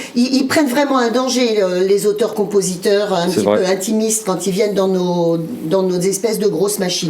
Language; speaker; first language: French; native; French